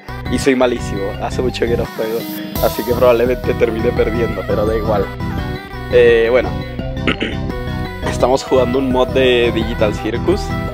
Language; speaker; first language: Spanish; native; Spanish